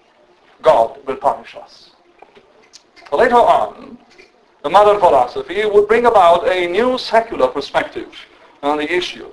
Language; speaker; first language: English; non-native, fluent; Romanian